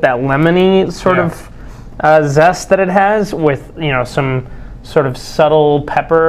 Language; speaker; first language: English; non-native, fluent; Spanish